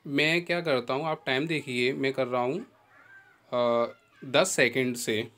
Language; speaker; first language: Hindi; native; Hindi